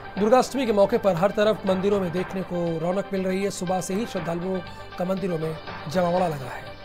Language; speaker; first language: Hindi; native; Hindi